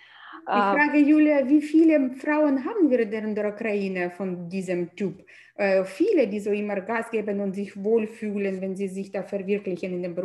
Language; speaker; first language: German; non-native, fluent; Russian